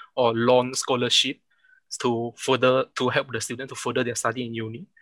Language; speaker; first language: English; non-native, local second language; Chinese